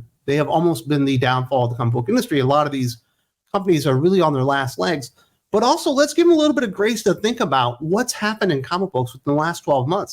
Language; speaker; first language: English; native; English